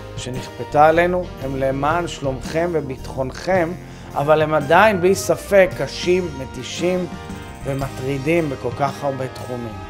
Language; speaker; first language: Hebrew; native; Hebrew